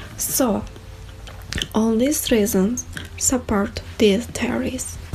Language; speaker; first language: English; non-native, learner; Turkish